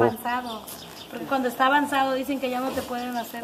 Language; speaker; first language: Spanish; native; Spanish